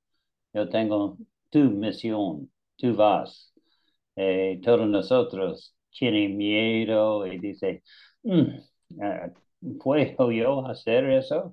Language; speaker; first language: Spanish; non-native, learner; English